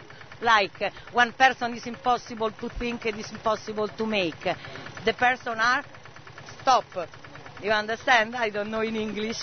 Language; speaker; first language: English; non-native, learner; Italian